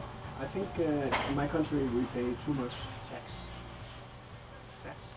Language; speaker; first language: English; non-native, fluent; Danish